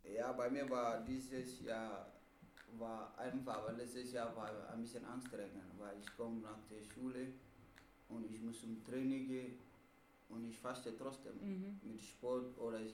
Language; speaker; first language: German; non-native, learner; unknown